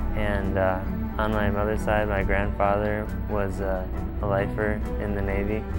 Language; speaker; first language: English; native; English